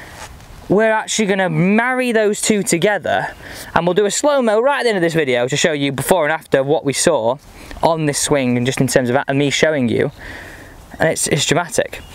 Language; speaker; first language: English; native; English